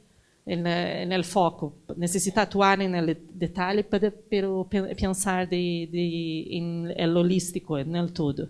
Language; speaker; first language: Spanish; non-native, learner; Portuguese